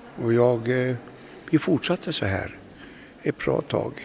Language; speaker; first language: Swedish; native; Swedish